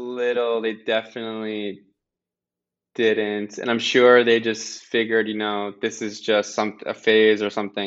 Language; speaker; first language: English; native; English